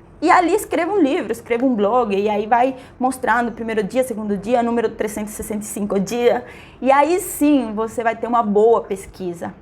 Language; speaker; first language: Portuguese; non-native, fluent; Spanish